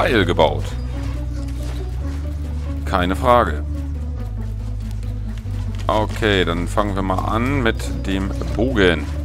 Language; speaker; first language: German; native; German